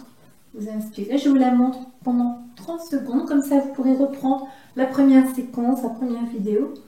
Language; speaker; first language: French; native; French